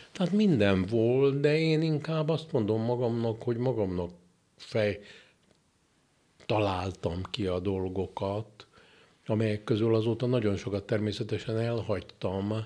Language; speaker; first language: Hungarian; native; Hungarian